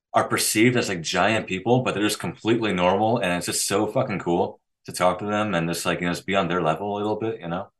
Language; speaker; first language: English; native; English